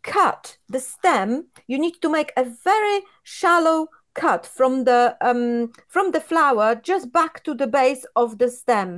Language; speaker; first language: English; non-native, fluent; Polish